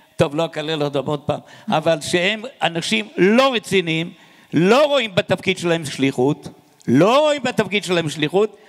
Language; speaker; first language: Hebrew; native; Hebrew